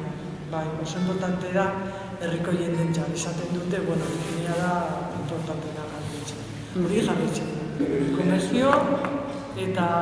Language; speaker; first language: Basque; non-native, local second language; Spanish